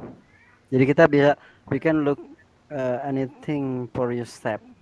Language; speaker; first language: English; non-native, learner; Indonesian